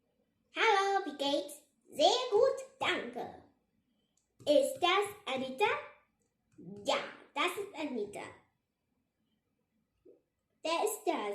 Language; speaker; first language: German; non-native, learner; Vietnamese